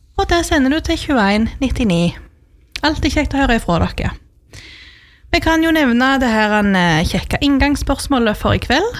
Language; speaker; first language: Norwegian; native; Norwegian